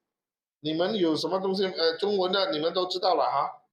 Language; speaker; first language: Chinese; non-native, local second language; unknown